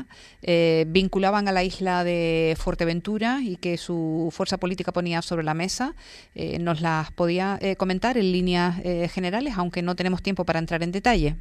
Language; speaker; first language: Spanish; native; Spanish